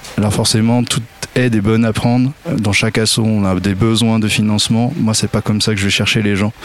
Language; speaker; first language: French; native; French